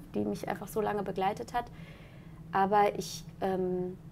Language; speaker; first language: German; native; German